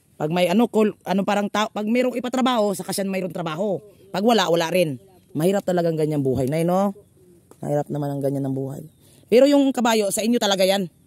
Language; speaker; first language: Filipino; non-native, local second language; Cebuano